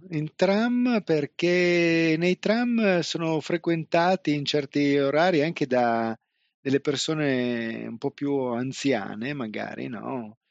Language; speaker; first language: Italian; native; Italian